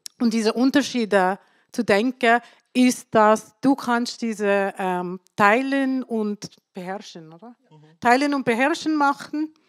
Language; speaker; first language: German; non-native, fluent; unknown